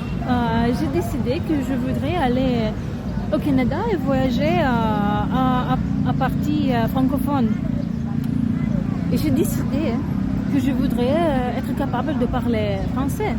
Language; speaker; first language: French; non-native, learner; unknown